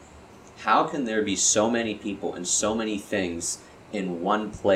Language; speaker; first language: English; native; English